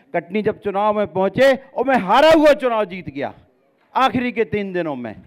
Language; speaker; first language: Hindi; native; Hindi